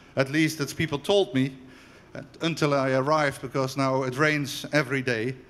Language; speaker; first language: English; non-native, fluent; Dutch